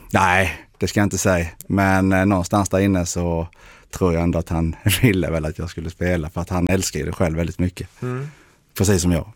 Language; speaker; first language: Swedish; early bilingual, other home language; Spanish